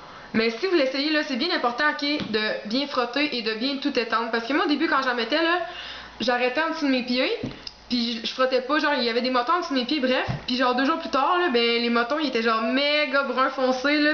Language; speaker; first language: French; native; French